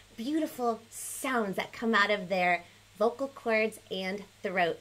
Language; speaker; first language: English; early bilingual, other home language; Spanish